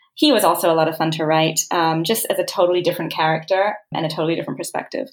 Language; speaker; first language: English; native; English